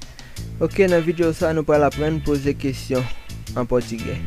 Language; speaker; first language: Portuguese; non-native, learner; Haitian Creole